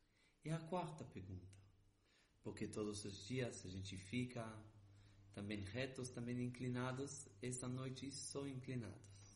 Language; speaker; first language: Portuguese; non-native, fluent; Hebrew